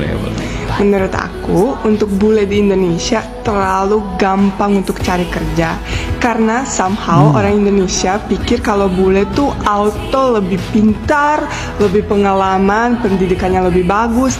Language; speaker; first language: Indonesian; non-native, fluent; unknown